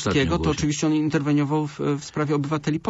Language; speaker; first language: Polish; native; Polish